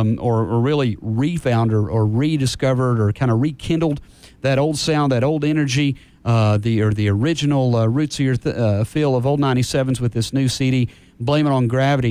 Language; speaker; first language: English; native; English